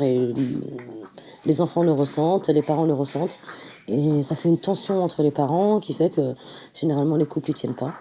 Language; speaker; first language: French; native; French